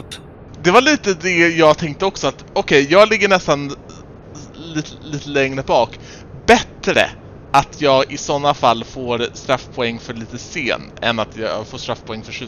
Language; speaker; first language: Swedish; native; Swedish